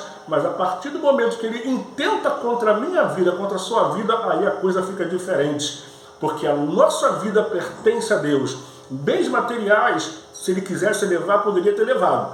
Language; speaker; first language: Portuguese; native; Portuguese